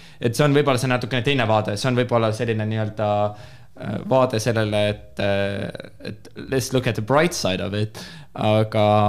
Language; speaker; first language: Estonian; native; Estonian